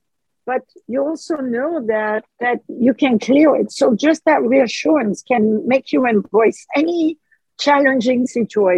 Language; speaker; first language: English; non-native, fluent; French